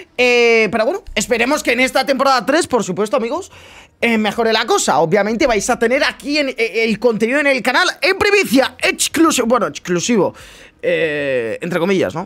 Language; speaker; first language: Spanish; native; Spanish